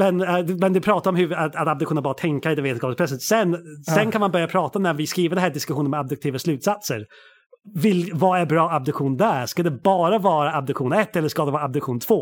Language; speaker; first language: Swedish; non-native, fluent; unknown